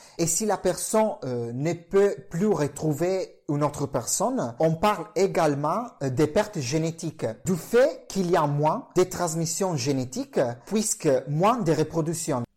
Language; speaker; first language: French; non-native, fluent; Italian